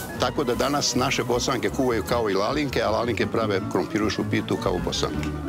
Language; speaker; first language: Bosnian; native; Bosnian